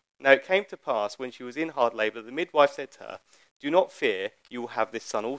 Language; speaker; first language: English; native; English